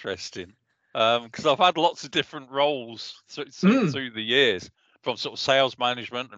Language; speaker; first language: English; native; English